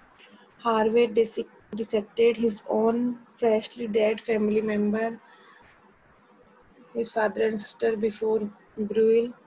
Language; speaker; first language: English; non-native, local second language; Hindi